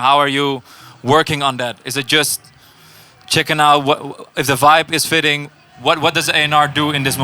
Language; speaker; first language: English; non-native, fluent; Dutch